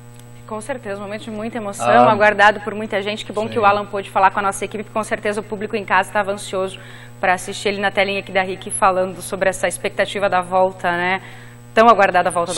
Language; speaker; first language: Portuguese; native; Portuguese